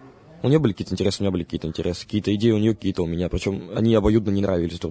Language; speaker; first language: Russian; native; Russian